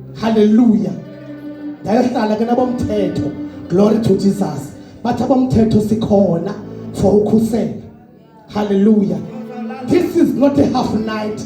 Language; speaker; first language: Zulu; non-native, local second language; Xhosa